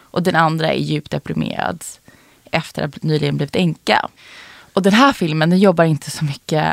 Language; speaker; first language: Swedish; native; Swedish